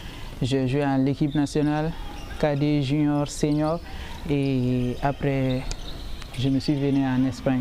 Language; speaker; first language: French; non-native, local second language; Bambara